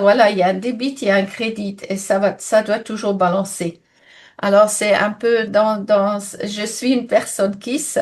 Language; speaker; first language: French; non-native, fluent; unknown